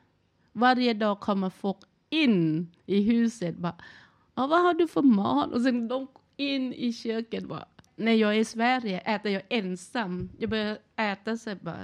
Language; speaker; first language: Swedish; non-native, learner; Thai